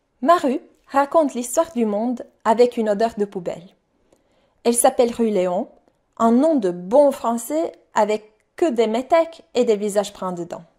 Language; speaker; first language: French; non-native, fluent; Italian